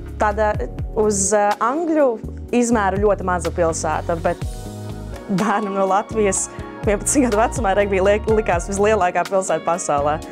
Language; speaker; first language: Latvian; native; Latvian